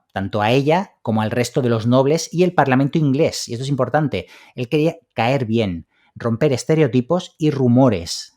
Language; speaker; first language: Spanish; native; Spanish